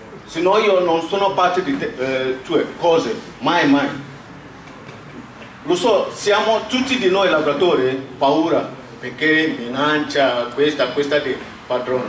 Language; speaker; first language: Italian; non-native, learner; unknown